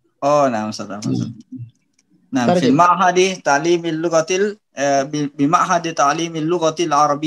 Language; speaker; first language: Arabic; non-native, learner; Indonesian